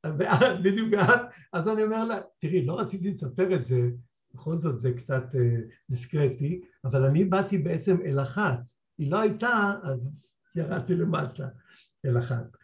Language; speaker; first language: Hebrew; native; Hebrew